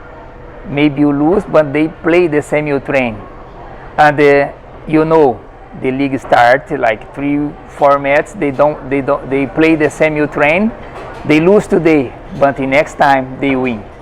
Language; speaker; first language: English; non-native, learner; Portuguese